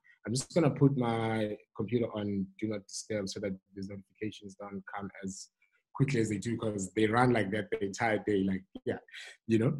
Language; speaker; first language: English; non-native, local second language; Xhosa